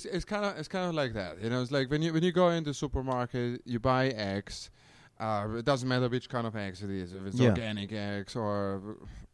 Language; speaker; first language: English; non-native, fluent; German